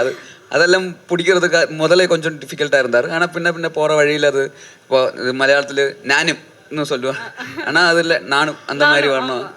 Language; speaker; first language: Tamil; non-native, learner; Malayalam